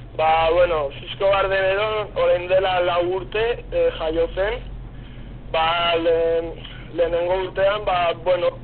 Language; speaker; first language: Basque; non-native, local second language; Spanish